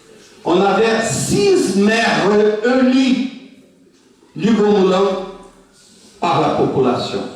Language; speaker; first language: French; non-native, fluent; Portuguese